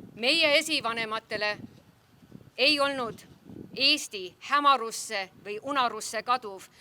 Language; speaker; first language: Estonian; early bilingual, heritage; Estonian